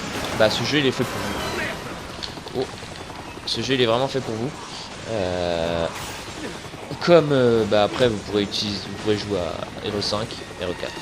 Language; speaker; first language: French; native; French